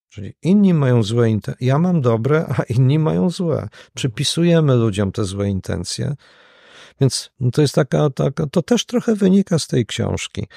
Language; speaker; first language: Polish; native; Polish